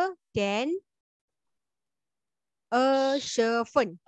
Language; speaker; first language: Chinese; non-native, learner; Malay